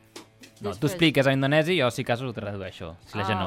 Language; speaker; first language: Catalan; native; Catalan